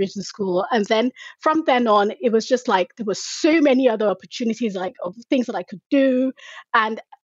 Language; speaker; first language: English; non-native, local second language; Yoruba